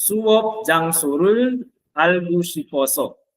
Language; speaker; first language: Korean; non-native, fluent; Filipino